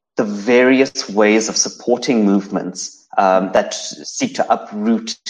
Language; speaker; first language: English; native; English